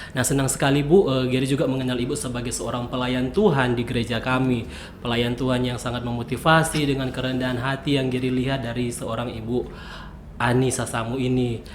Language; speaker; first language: Indonesian; native; Indonesian